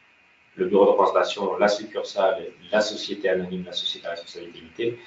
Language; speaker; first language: French; native; French